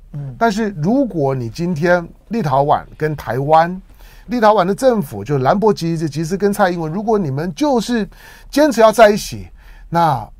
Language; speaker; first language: Chinese; native; Chinese